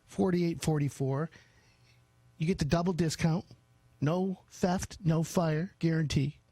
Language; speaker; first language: English; native; English